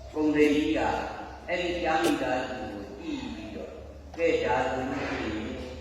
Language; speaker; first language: Burmese; native; Burmese